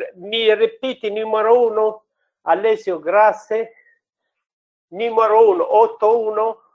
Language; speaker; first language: Italian; non-native, learner; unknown